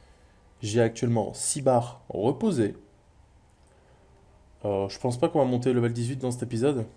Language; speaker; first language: French; native; French